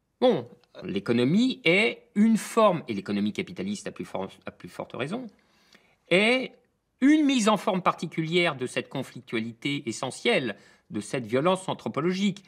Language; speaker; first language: French; native; French